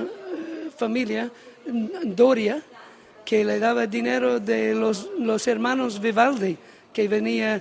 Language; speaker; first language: Spanish; non-native, learner; English